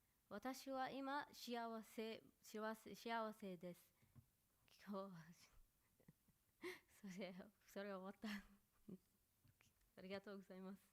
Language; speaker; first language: Japanese; non-native, learner; Arabic